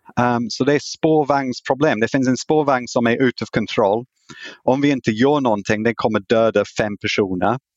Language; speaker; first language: Swedish; non-native, fluent; English